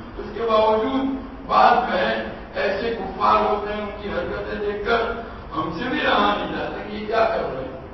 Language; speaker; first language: Urdu; non-native, local second language; Gujarati